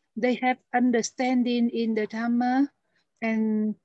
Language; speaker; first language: English; non-native, fluent; Vietnamese